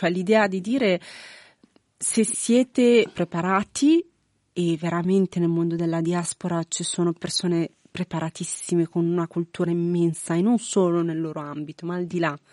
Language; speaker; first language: Italian; native; Italian